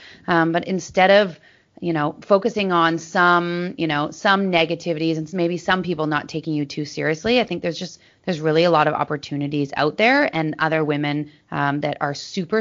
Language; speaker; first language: English; native; English